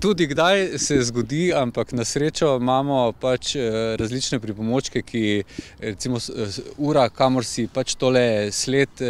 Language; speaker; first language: Slovenian; native; Slovenian